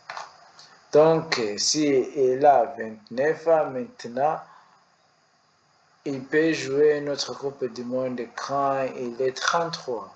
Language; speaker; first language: French; non-native, learner; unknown